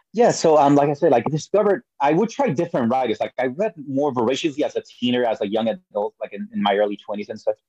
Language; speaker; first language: English; early bilingual, other home language; Spanish